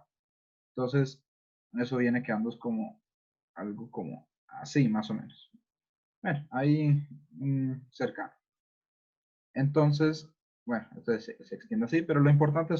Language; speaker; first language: Spanish; native; Spanish